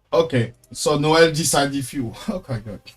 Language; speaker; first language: English; non-native, learner; French